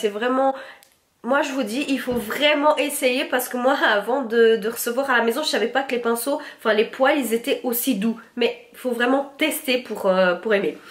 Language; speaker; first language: French; native; French